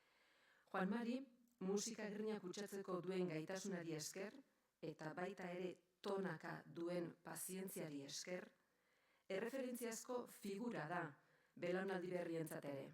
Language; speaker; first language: Basque; native; Basque